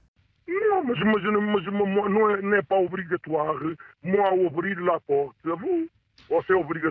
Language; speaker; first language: French; non-native, learner; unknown